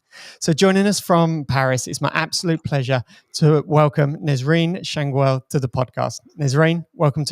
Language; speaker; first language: English; native; English